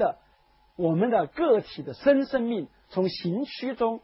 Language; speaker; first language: Chinese; native; Chinese